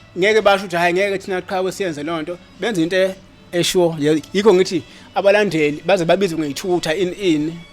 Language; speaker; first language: Zulu; native; Zulu